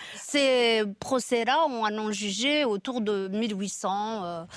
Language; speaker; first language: French; non-native, local second language; Kinyarwanda